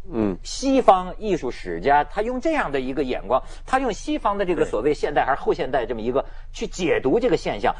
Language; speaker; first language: Chinese; native; Chinese